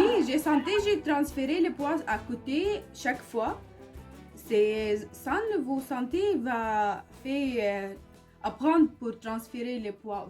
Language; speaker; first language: French; non-native, learner; Arabic